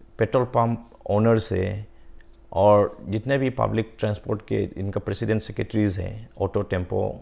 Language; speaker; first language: Hindi; non-native, local second language; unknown